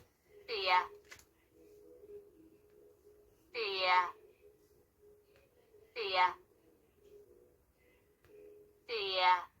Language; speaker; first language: Spanish; non-native, learner; Haitian Creole